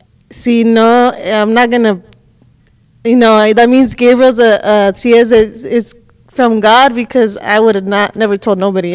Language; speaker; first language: English; early bilingual, other home language; Spanish